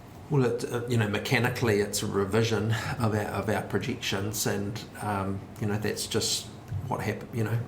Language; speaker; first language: English; native; English